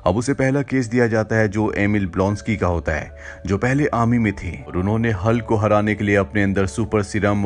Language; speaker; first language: Hindi; native; Hindi